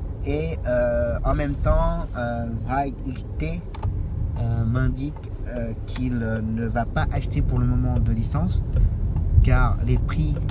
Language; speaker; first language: French; native; French